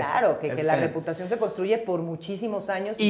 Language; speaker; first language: Spanish; native; Spanish